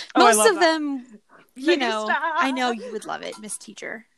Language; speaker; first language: English; native; English